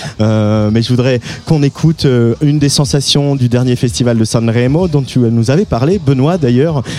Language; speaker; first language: French; native; French